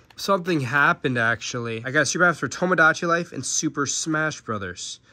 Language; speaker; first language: English; native; English